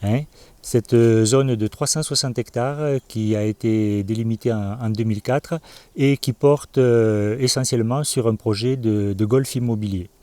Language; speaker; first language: French; native; French